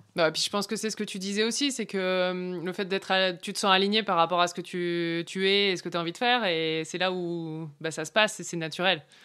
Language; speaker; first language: French; native; French